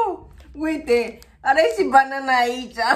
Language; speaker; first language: Romanian; non-native, learner; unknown